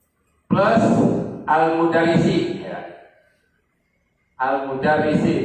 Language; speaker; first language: Arabic; non-native, learner; Indonesian